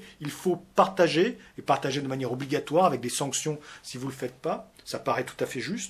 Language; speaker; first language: French; native; French